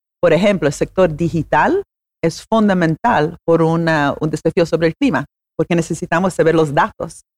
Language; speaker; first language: Spanish; non-native, fluent; Italian